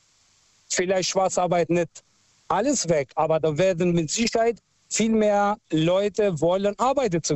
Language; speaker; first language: German; non-native, local second language; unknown